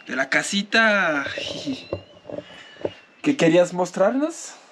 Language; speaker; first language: Spanish; non-native, learner; French